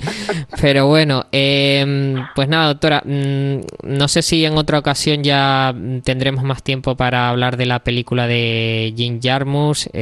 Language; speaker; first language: Spanish; native; Spanish